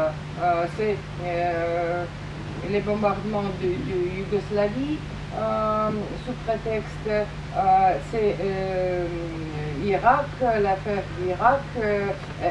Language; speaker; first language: French; non-native, fluent; Russian